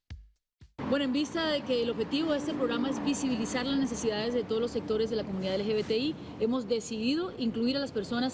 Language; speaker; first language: Spanish; native; Spanish